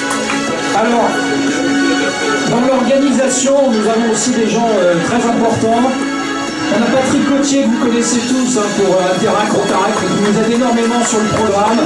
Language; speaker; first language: French; native; French